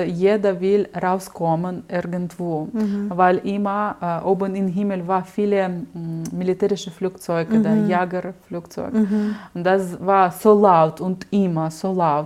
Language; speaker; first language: German; non-native, learner; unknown